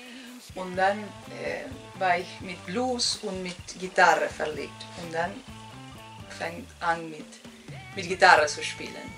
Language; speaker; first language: German; non-native, fluent; Spanish